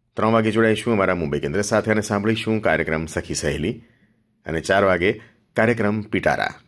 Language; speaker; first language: Gujarati; native; Gujarati